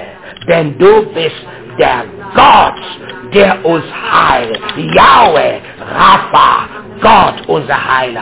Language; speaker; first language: German; non-native, learner; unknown